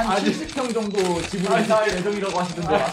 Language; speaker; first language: Korean; native; Korean